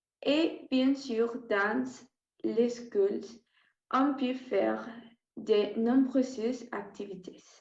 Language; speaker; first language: French; non-native, learner; Spanish